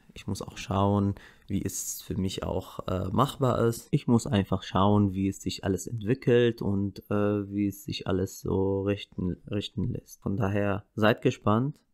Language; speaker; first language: German; non-native, fluent; Arabic